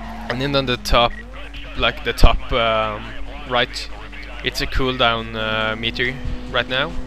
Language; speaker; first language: English; non-native, fluent; Norwegian